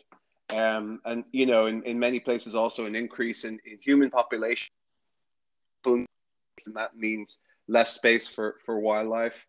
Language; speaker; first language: English; native; English